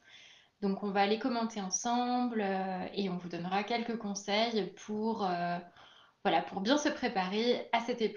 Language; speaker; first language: French; native; French